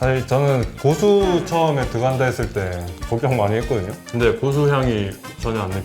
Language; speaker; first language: Korean; native; Korean